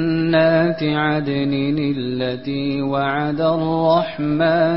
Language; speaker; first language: Arabic; native; Arabic